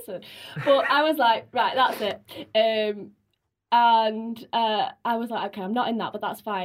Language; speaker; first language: English; native; English